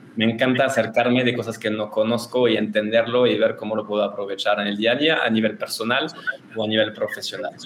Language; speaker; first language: Spanish; non-native, fluent; French